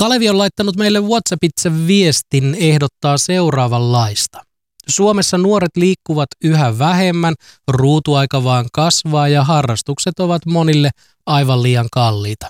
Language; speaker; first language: Finnish; native; Finnish